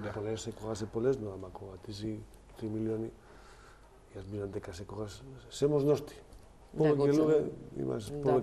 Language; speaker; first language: Macedonian; non-native, learner; Spanish